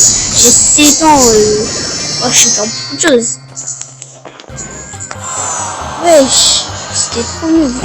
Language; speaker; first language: French; early bilingual, other home language; Romanian